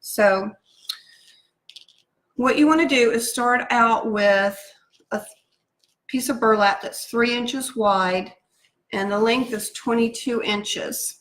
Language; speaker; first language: English; native; English